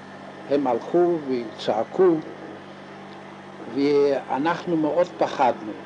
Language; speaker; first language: Hebrew; non-native, fluent; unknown